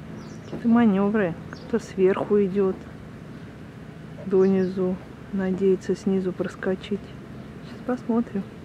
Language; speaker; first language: Russian; native; Russian